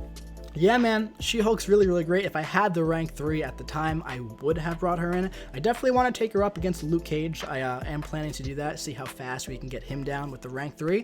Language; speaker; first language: English; native; English